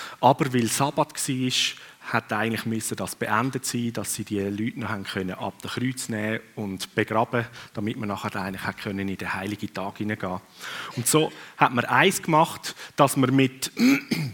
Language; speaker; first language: German; non-native, fluent; Swiss German